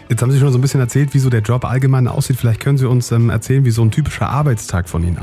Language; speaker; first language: German; native; German